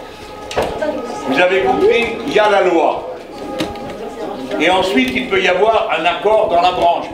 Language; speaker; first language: French; native; French